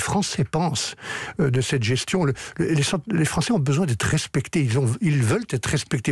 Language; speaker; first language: French; native; French